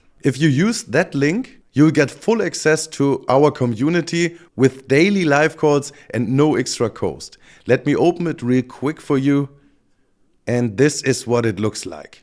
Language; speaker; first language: English; non-native, fluent; German